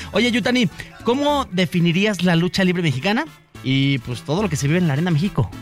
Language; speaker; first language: Spanish; native; Spanish